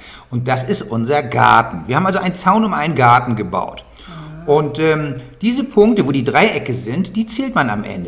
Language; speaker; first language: German; native; German